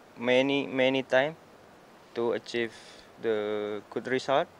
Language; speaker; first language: English; non-native, learner; Indonesian